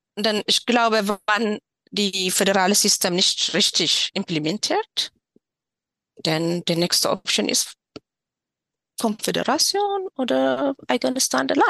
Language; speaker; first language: German; non-native, learner; Tigrinya